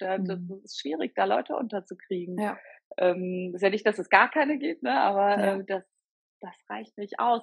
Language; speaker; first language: German; native; German